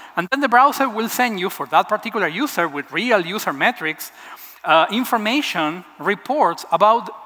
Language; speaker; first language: English; non-native, fluent; Spanish